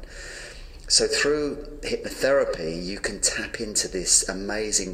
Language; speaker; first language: English; native; English